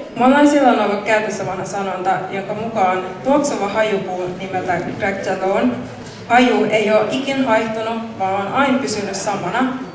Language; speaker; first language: Finnish; early bilingual, other home language; Mon